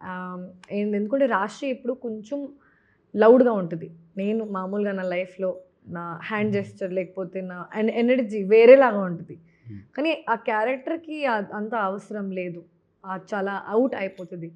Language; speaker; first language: Telugu; non-native, local second language; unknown